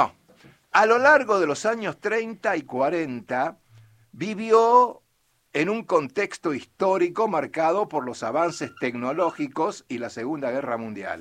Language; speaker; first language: Spanish; native; Spanish